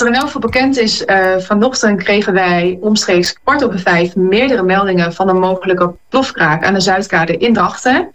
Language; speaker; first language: Dutch; native; Dutch